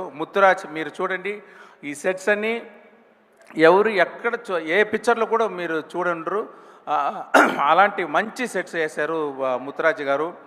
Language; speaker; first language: Telugu; non-native, learner; Tamil